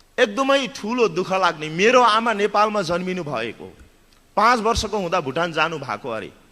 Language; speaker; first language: Nepali; native; Nepali